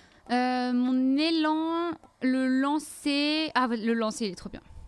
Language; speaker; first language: French; native; French